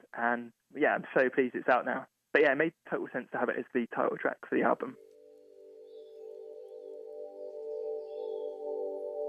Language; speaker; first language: English; native; English